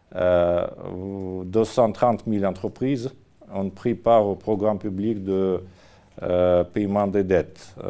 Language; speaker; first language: French; non-native, fluent; Russian